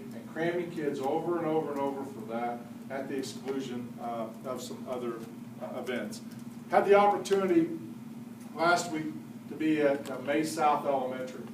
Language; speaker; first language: English; native; English